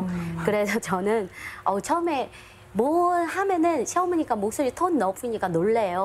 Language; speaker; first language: Korean; non-native, fluent; Vietnamese